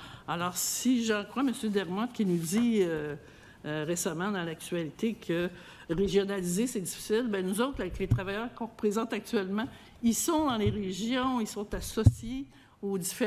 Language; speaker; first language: French; native; French